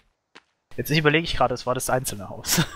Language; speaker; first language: German; native; German